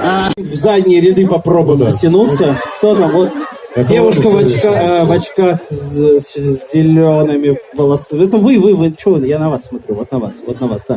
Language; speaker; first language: Russian; native; Russian